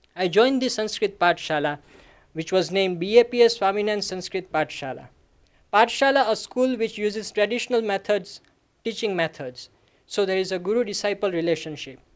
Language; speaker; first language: English; non-native, local second language; Gujarati